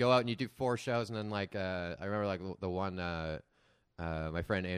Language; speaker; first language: English; native; English